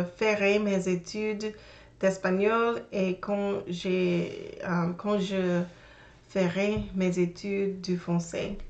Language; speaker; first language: French; non-native, learner; English